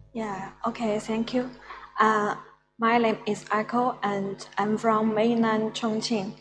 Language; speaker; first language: English; non-native, fluent; Chinese